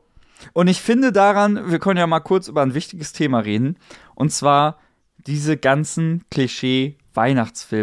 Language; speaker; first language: German; native; German